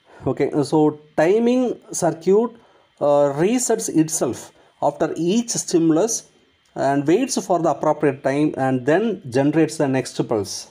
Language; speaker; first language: English; non-native, local second language; Malayalam